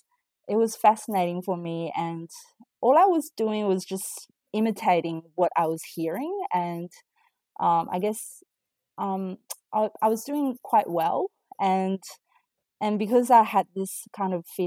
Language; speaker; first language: English; non-native, fluent; Chinese